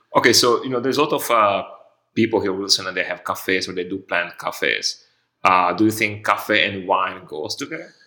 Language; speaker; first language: English; non-native, fluent; Hungarian